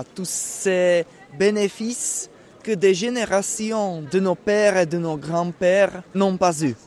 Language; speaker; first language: French; non-native, fluent; Czech